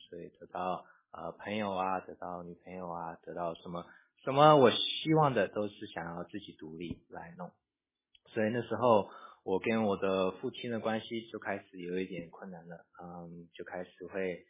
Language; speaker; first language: Chinese; early bilingual, heritage; English